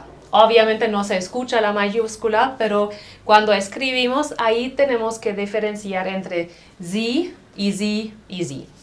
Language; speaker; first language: Spanish; non-native, fluent; German